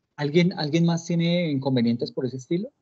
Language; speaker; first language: Spanish; native; Spanish